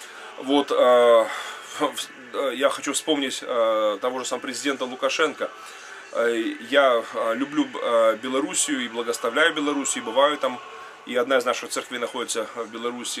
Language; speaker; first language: Russian; native; Russian